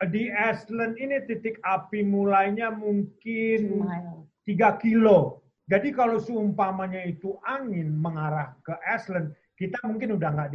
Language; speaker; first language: Indonesian; native; Indonesian